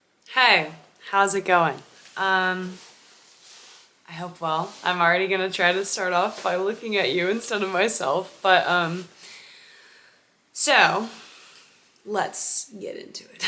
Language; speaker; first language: English; native; English